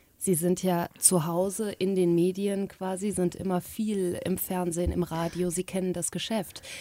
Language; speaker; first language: German; native; German